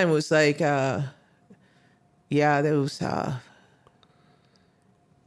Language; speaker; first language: English; non-native, local second language; Cantonese